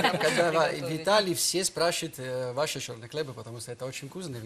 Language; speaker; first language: Russian; non-native, learner; Italian